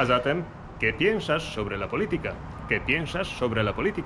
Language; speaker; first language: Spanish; non-native, fluent; Polish